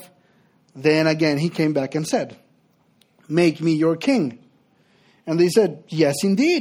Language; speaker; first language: English; non-native, fluent; Spanish